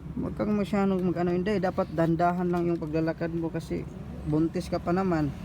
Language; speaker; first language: Filipino; non-native, local second language; Cebuano